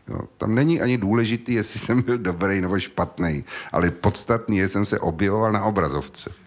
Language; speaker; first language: Czech; native; Czech